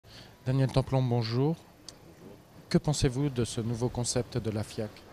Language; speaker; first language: French; native; French